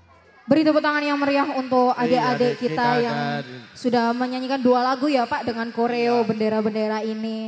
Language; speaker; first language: Indonesian; native; Indonesian